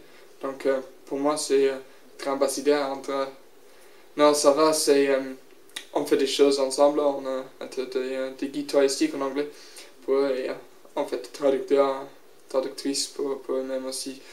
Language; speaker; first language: French; non-native, learner; English